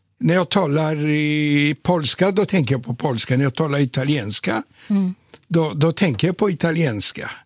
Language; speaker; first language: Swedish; non-native, fluent; Polish